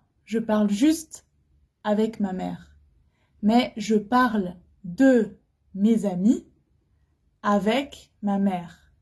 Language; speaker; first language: French; non-native, fluent; Arabic